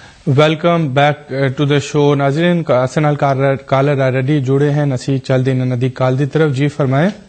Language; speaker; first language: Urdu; non-native, local second language; Punjabi